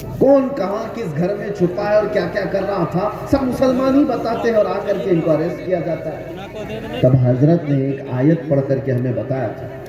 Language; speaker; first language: Urdu; native; Urdu